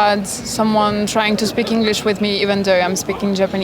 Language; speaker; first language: English; non-native, fluent; French